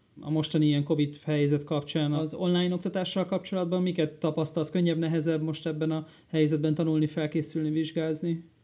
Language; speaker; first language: Hungarian; native; Hungarian